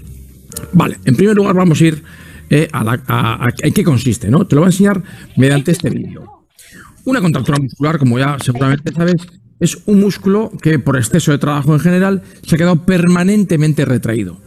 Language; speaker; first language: Spanish; native; Spanish